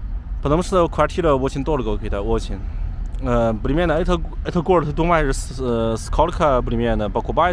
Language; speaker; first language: Russian; non-native, learner; Chinese